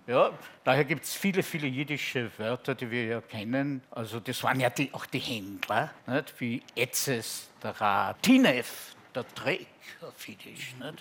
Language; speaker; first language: German; native; German